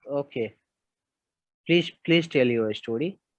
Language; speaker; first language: English; non-native, local second language; Hindi